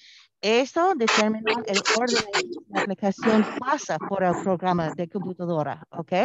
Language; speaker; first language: Spanish; non-native, fluent; English